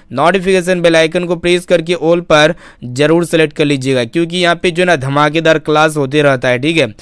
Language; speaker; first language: Hindi; native; Hindi